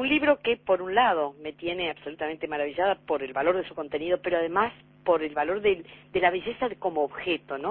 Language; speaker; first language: Spanish; native; Spanish